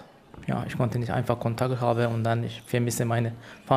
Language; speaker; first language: German; non-native, learner; Persian